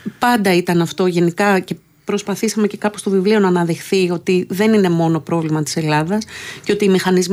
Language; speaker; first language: Greek; native; Greek